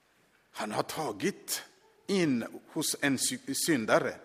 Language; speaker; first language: Swedish; non-native, fluent; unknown